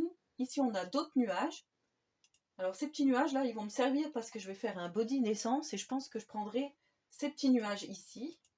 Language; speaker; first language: French; native; French